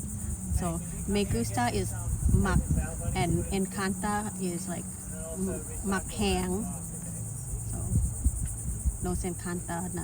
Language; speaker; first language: Spanish; non-native, learner; Lao